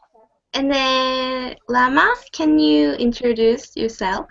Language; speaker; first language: English; non-native, learner; Korean